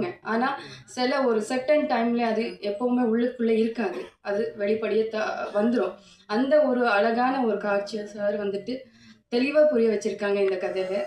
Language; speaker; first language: Tamil; non-native, fluent; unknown